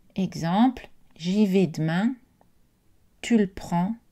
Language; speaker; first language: French; native; French